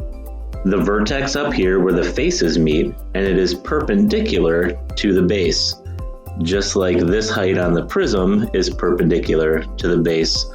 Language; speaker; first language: English; native; English